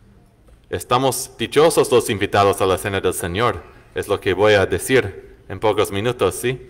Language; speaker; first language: Spanish; non-native, fluent; English